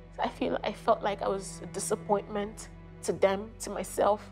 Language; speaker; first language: English; non-native, local second language; Igbo